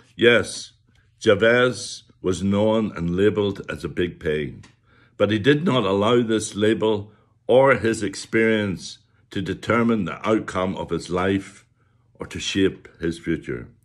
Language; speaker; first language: English; native; English